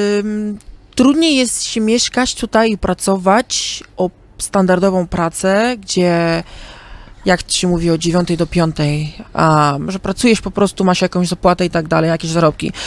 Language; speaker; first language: Polish; early bilingual, heritage; Polish